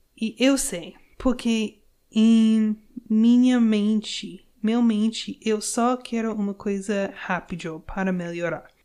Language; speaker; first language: Portuguese; non-native, learner; English